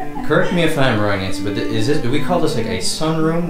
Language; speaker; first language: English; early bilingual, other home language; Korean